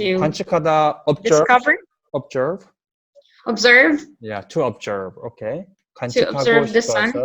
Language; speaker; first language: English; non-native, fluent; Korean